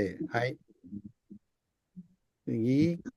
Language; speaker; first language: Japanese; non-native, fluent; Indonesian